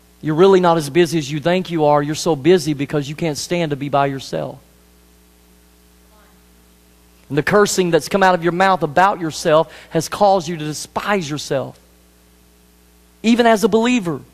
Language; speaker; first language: English; native; English